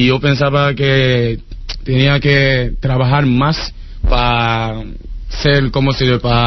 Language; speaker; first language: Spanish; non-native, learner; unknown